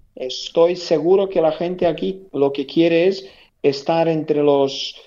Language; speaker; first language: Spanish; non-native, fluent; Serbian